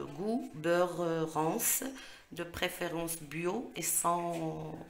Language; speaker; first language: French; non-native, local second language; Arabic